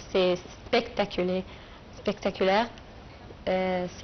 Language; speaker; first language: French; non-native, fluent; Arabic